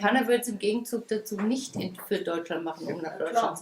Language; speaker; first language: German; native; German